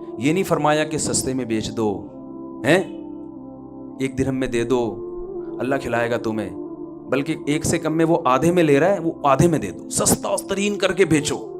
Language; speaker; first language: Urdu; native; Urdu